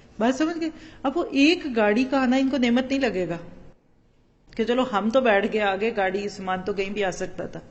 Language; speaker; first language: Urdu; non-native, local second language; Punjabi